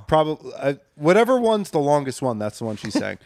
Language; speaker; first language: English; native; English